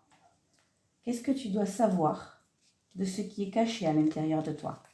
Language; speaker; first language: French; native; French